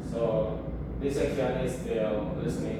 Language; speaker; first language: English; non-native, learner; Indonesian